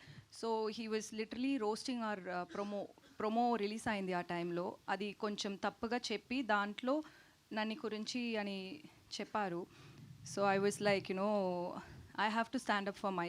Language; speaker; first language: Telugu; non-native, learner; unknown